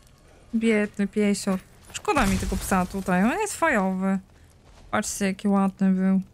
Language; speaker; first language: Polish; native; Polish